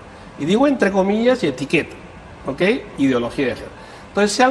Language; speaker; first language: Spanish; native; Spanish